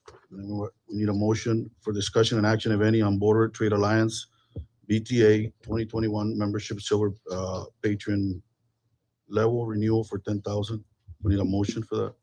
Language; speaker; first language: English; native; English